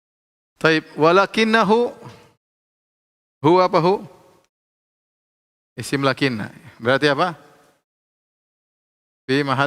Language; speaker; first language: Arabic; non-native, fluent; Indonesian